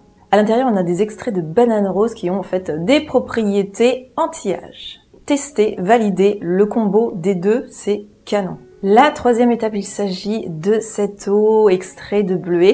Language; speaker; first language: French; native; French